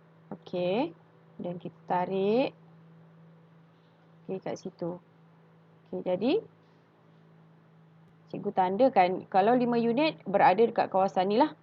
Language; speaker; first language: Malay; native; Malay